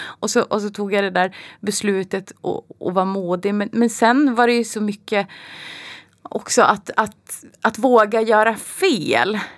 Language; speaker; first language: Swedish; native; Swedish